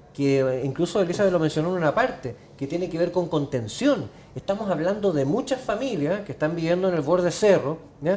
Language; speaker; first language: Spanish; native; Spanish